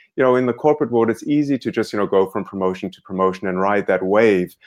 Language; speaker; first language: English; native; English